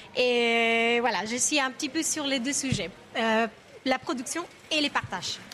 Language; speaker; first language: French; non-native, fluent; Spanish